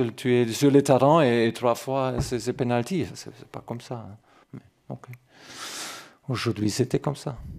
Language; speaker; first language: French; non-native, fluent; German